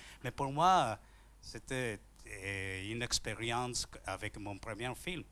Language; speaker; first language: French; non-native, learner; Spanish